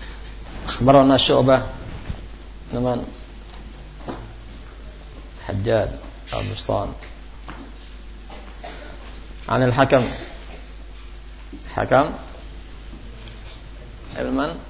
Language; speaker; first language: Arabic; non-native, fluent; Indonesian